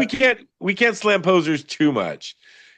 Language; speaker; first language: English; native; English